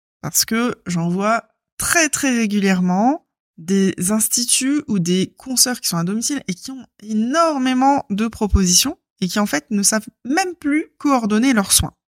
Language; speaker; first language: French; native; French